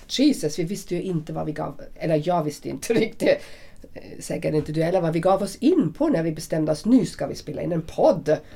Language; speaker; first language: Swedish; non-native, fluent; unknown